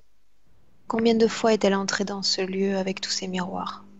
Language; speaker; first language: French; native; French